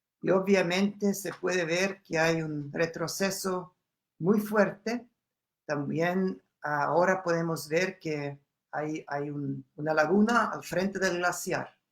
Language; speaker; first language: Spanish; non-native, fluent; German